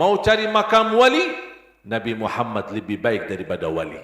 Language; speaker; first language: Indonesian; non-native, fluent; Arabic